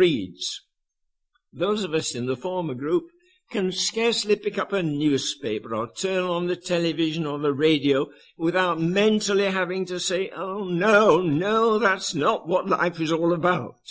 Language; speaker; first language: English; native; English